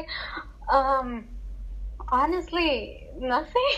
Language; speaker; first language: English; non-native, local second language; Filipino